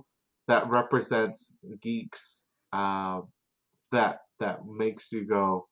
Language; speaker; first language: English; native; English